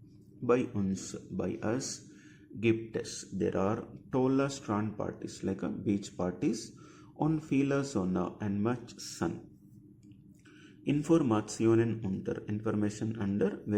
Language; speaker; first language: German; non-native, fluent; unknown